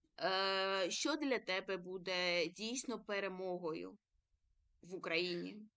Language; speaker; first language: Ukrainian; early bilingual, other home language; Georgian